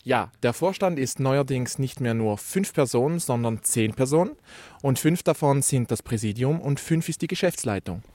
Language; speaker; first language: German; native; German